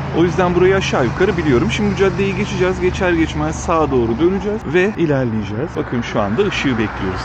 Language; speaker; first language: Turkish; early bilingual, heritage; Turkish